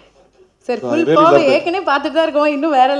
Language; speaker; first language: Tamil; native; Tamil